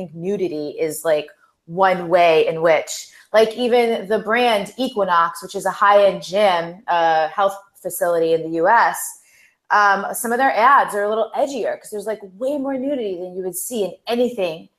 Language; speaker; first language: English; native; English